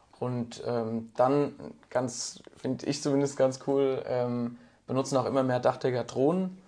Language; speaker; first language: German; native; German